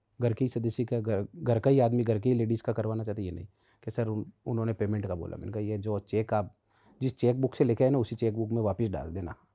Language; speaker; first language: Hindi; native; Hindi